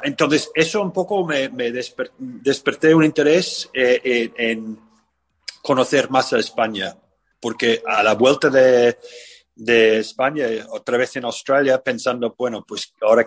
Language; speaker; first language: Spanish; non-native, fluent; English